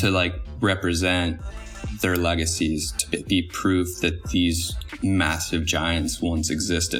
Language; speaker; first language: English; native; English